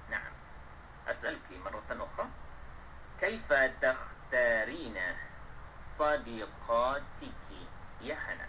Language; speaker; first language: Arabic; non-native, fluent; Malay